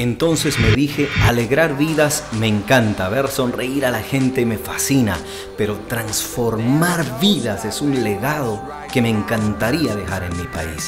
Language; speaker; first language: Spanish; native; Spanish